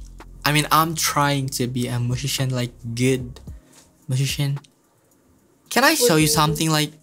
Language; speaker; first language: English; non-native, fluent; Indonesian